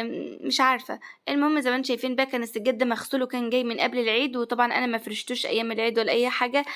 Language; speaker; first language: Arabic; native; Arabic